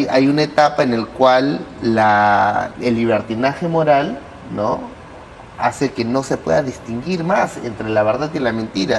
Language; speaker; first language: Spanish; native; Spanish